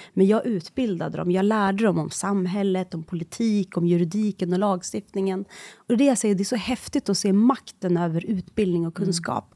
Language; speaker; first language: Swedish; early bilingual, other home language; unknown